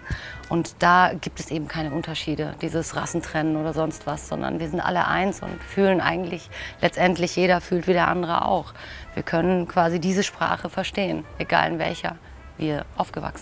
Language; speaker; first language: German; native; German